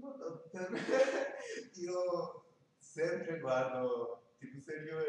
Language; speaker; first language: Italian; non-native, learner; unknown